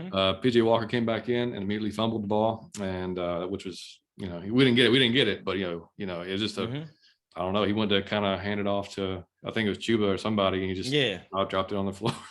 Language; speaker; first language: English; native; English